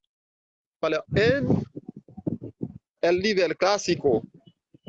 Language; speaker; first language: Spanish; non-native, fluent; Haitian Creole